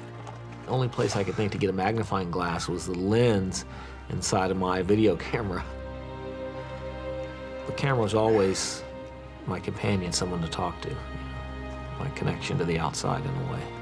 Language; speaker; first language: English; native; English